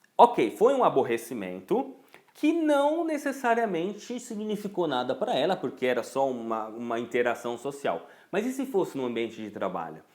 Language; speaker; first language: Portuguese; native; Portuguese